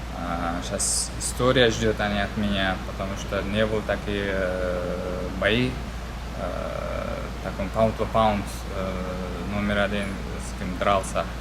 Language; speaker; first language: Russian; non-native, learner; Uzbek